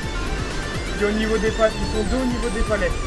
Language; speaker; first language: French; native; French